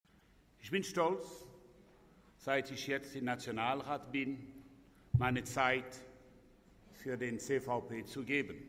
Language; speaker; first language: German; non-native, local second language; French